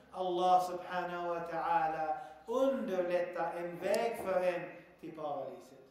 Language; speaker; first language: Swedish; early bilingual, other home language; Arabic